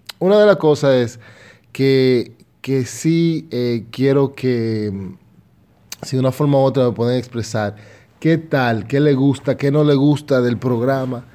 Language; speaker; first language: Spanish; early bilingual, heritage; Spanish